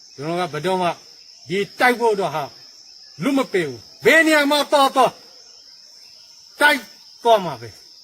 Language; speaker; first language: Burmese; non-native, local second language; Rohingya